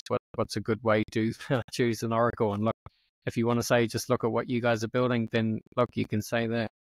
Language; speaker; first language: English; native; English